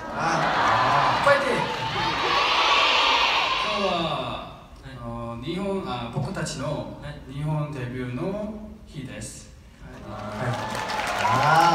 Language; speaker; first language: Japanese; non-native, learner; Korean